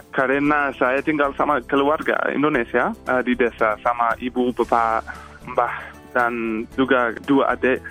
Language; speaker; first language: Indonesian; non-native, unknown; English